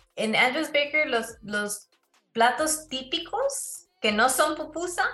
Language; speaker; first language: Spanish; early bilingual, heritage; Spanish